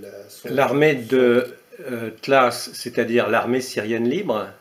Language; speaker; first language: French; native; French